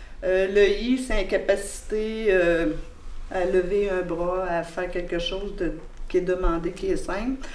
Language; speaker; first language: French; native; French